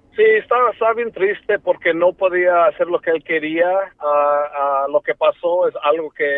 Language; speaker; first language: Spanish; early bilingual, heritage; Spanish